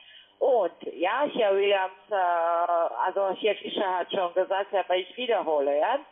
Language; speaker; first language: German; non-native, fluent; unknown